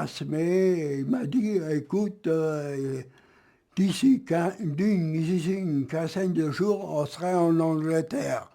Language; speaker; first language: French; early bilingual, other home language; German